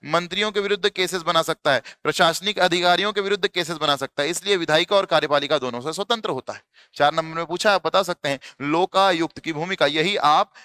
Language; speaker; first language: Hindi; native; Hindi